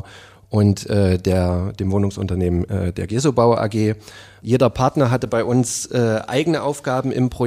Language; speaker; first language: German; native; German